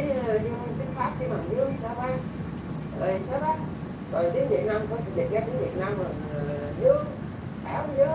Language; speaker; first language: Vietnamese; native; Vietnamese